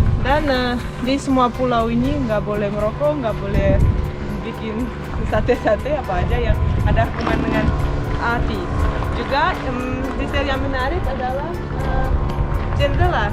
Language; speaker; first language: Indonesian; non-native, fluent; Russian